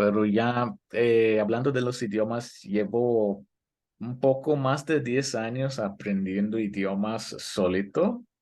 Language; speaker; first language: Spanish; early bilingual, heritage; Spanish